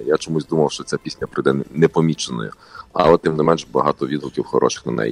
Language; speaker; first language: Ukrainian; native; Ukrainian